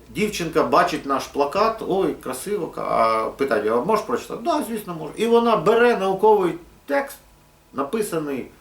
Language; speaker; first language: Ukrainian; non-native, local second language; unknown